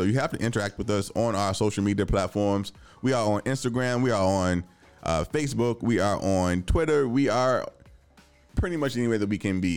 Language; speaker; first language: English; native; English